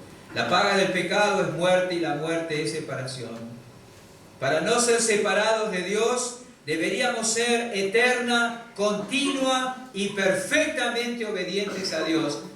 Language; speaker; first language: Spanish; native; Spanish